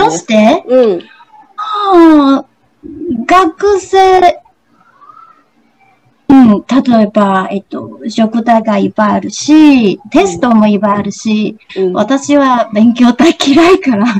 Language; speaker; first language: Japanese; non-native, learner; Chinese